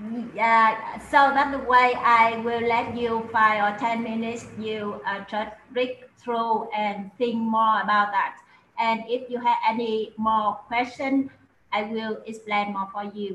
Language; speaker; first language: English; non-native, learner; Vietnamese